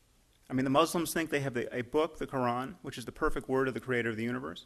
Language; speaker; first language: English; native; English